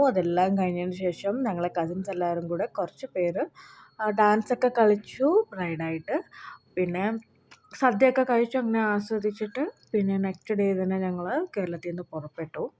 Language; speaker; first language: Malayalam; early bilingual, heritage; Malayalam